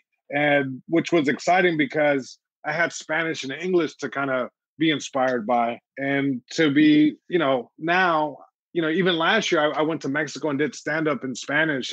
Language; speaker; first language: English; early bilingual, other home language; Spanish